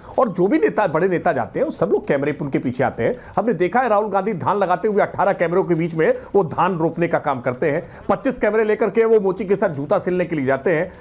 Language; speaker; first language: Hindi; native; Hindi